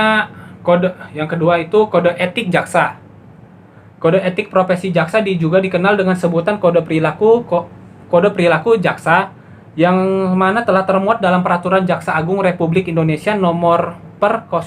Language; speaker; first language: Indonesian; native; Indonesian